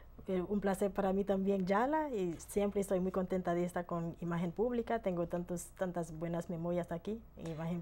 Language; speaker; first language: Spanish; non-native, fluent; Haitian Creole